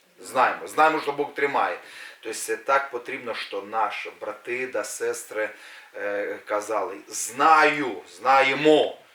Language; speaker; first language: Ukrainian; non-native, local second language; Russian